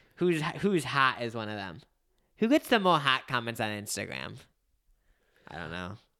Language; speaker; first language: English; native; English